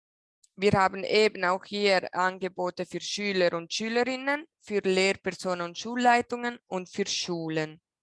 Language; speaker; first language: German; non-native, local second language; Italian